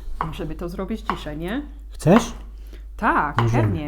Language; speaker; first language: Polish; non-native, learner; English